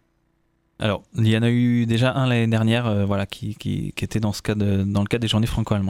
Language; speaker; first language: French; native; French